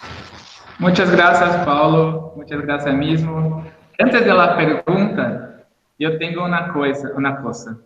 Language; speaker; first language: Spanish; non-native, learner; Portuguese